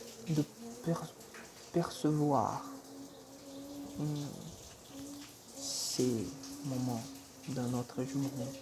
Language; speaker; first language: French; non-native, fluent; Portuguese